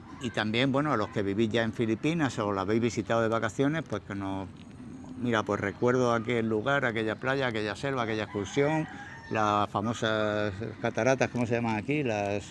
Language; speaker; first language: Spanish; native; Spanish